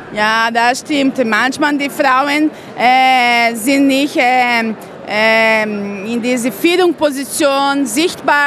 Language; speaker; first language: German; non-native, fluent; Portuguese